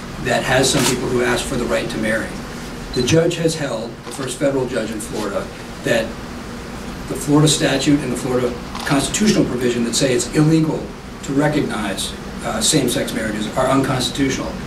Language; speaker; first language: English; native; English